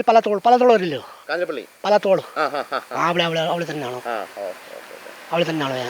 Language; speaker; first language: Malayalam; non-native, learner; Nepali